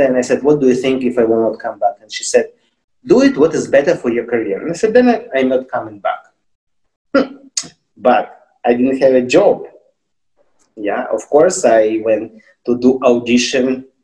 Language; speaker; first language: English; non-native, fluent; Russian